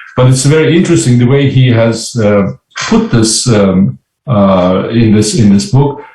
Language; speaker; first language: English; non-native, fluent; Turkish